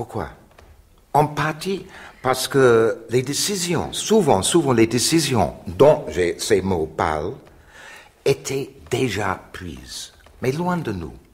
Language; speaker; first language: French; non-native, fluent; English